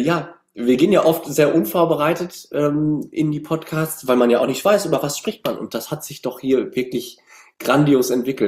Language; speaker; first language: German; native; German